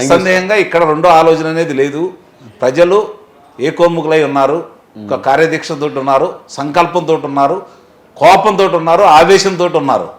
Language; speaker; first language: Telugu; native; Telugu